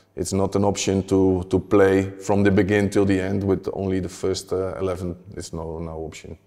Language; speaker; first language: English; non-native, fluent; Dutch